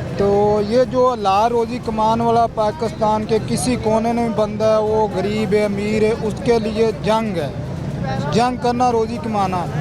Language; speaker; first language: Urdu; non-native, local second language; Punjabi